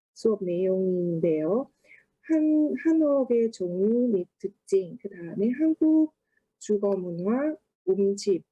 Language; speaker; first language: Korean; non-native, fluent; Thai